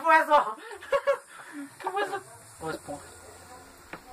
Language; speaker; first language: Spanish; native; Spanish